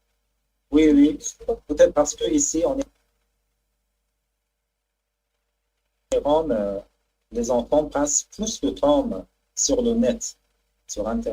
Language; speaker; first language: French; non-native, fluent; Persian